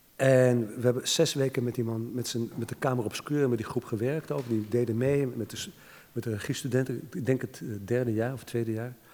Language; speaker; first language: Dutch; native; Dutch